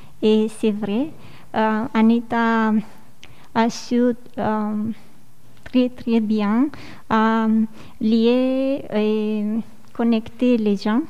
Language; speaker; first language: French; non-native, fluent; Romanian